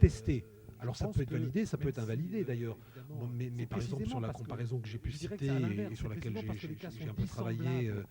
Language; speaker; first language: French; native; French